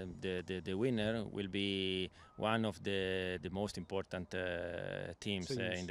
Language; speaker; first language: English; non-native, learner; Italian